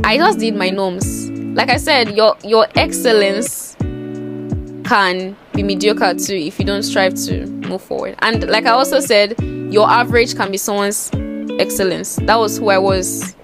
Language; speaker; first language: English; non-native, local second language; Yoruba